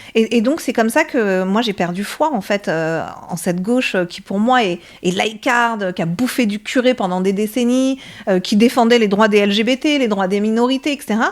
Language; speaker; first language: French; early bilingual, other home language; Persian